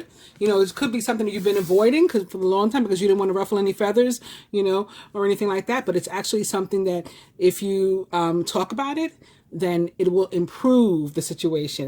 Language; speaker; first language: English; native; English